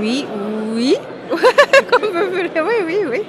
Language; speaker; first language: French; non-native, fluent; Japanese